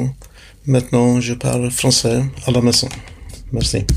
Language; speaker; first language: French; non-native, fluent; Swedish